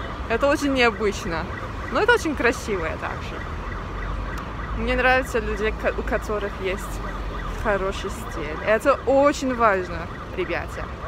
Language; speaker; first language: Russian; non-native, learner; Turkish